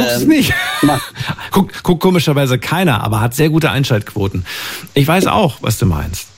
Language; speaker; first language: German; native; German